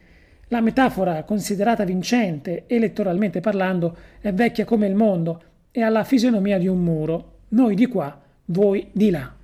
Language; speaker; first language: Italian; native; Italian